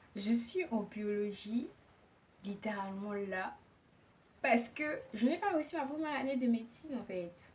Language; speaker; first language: French; native; French